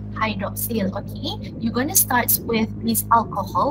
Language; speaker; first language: English; non-native, local second language; Malay